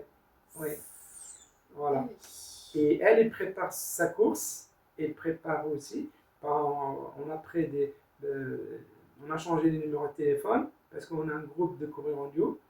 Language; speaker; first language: French; non-native, learner; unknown